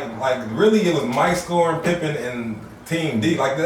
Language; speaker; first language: English; native; English